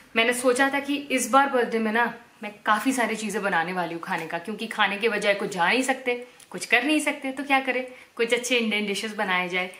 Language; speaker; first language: Hindi; non-native, local second language; Bangla